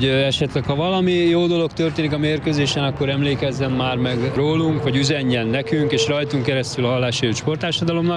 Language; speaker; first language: Hungarian; native; Hungarian